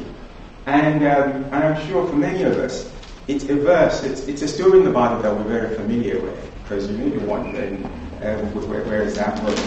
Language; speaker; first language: English; non-native, local second language; Yoruba